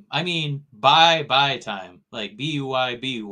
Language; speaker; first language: English; native; English